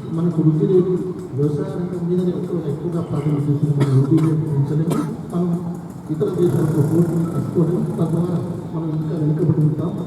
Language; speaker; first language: Telugu; non-native, local second language; Urdu